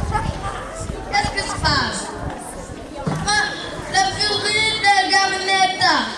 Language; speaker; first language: French; non-native, learner; Kinyarwanda